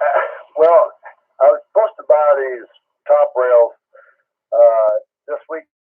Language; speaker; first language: English; native; English